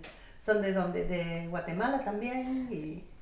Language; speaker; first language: Spanish; non-native, fluent; English